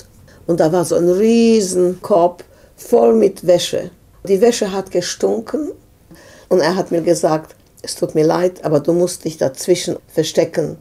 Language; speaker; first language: German; non-native, fluent; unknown